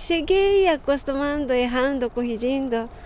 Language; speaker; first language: Portuguese; non-native, fluent; Japanese